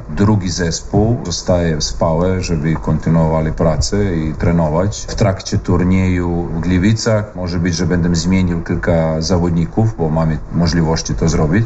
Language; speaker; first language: Polish; non-native, learner; Serbian